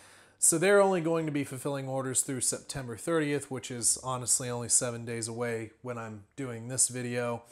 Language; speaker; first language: English; native; English